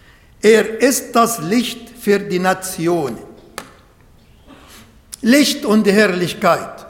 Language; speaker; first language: German; non-native, fluent; Arabic